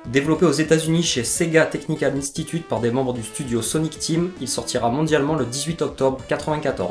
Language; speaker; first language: French; native; French